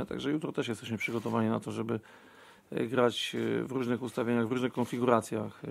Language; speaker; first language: Polish; native; Polish